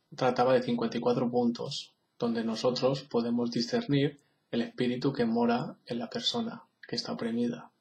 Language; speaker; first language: Spanish; native; Spanish